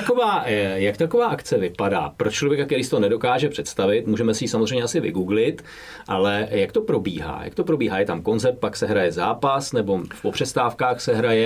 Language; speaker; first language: Czech; native; Czech